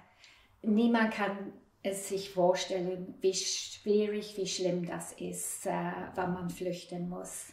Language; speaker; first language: German; non-native, fluent; English